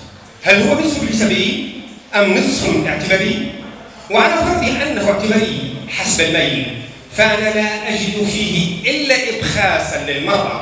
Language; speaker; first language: Arabic; native; Arabic